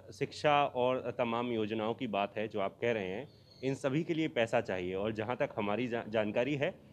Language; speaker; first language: Hindi; native; Hindi